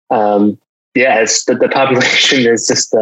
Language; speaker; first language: English; early bilingual, other home language; Chinese